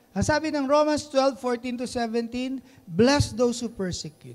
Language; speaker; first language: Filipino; native; Filipino